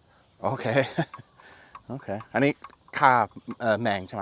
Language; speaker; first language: Thai; non-native, learner; English